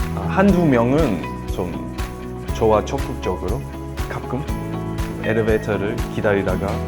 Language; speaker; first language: Korean; non-native, fluent; English